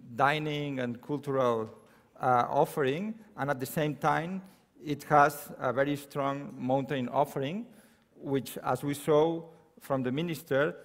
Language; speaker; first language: English; non-native, fluent; Catalan